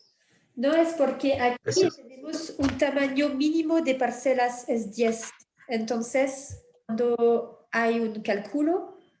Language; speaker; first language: Spanish; non-native, fluent; French